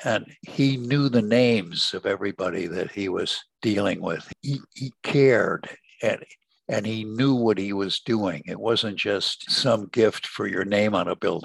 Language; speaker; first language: English; native; English